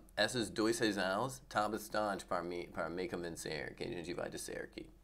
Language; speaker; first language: Portuguese; non-native, learner; English